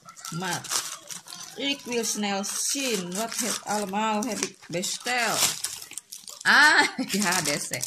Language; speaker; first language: Dutch; non-native, learner; Indonesian